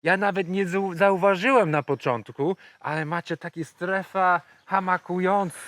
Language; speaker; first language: Polish; non-native, learner; English